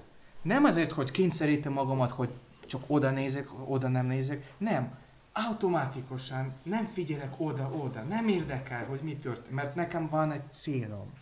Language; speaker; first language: Hungarian; non-native, learner; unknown